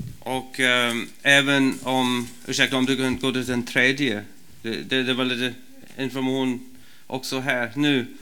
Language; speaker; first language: Swedish; non-native, learner; English